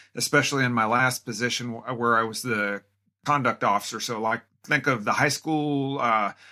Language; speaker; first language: English; native; English